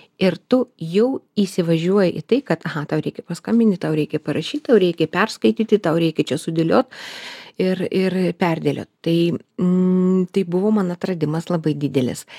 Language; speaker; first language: Lithuanian; non-native, local second language; Russian